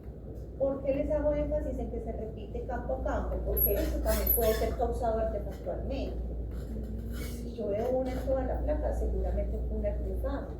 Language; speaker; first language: Spanish; native; Spanish